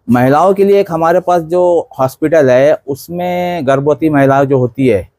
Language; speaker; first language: Hindi; native; Hindi